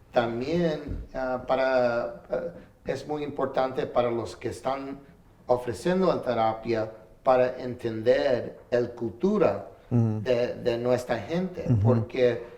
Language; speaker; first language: Spanish; early bilingual, heritage; English